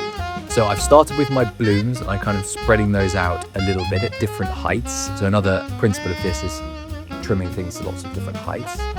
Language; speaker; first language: English; native; English